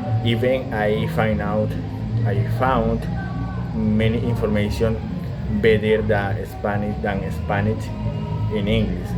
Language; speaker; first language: English; non-native, learner; Spanish